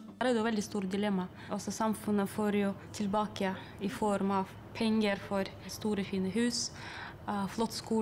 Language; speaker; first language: Swedish; non-native, fluent; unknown